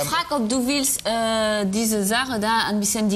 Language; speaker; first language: German; non-native, learner; French